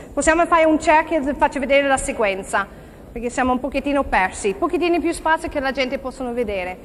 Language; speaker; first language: Italian; non-native, fluent; English